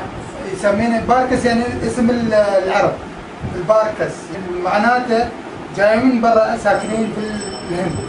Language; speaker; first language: Arabic; early bilingual, heritage; Arabic